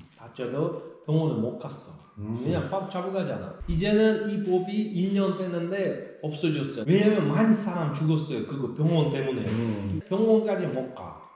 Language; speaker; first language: Korean; non-native, learner; Uzbek